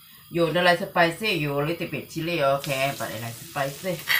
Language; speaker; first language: English; non-native, learner; Thai